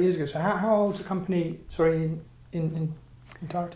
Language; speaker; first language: English; native; English